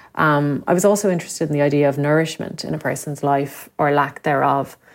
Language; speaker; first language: English; native; English